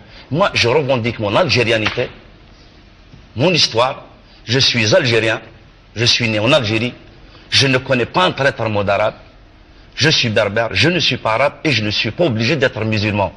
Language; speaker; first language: French; non-native, local second language; Kabyle